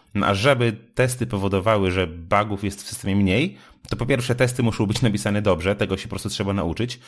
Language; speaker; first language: Polish; native; Polish